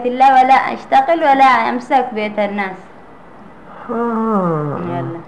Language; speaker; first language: Arabic; non-native, learner; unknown